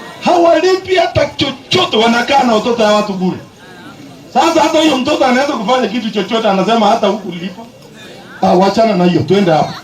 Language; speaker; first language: Swahili; non-native, local second language; Kalenjin